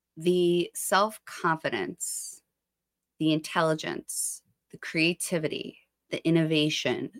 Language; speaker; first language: English; native; English